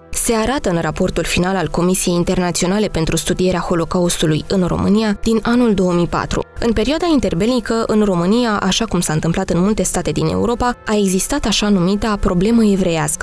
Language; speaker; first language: Romanian; native; Romanian